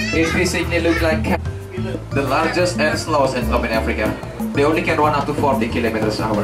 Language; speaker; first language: English; non-native, fluent; Indonesian